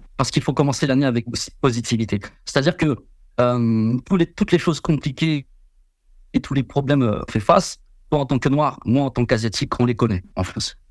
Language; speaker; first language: French; early bilingual, other home language; Vietnamese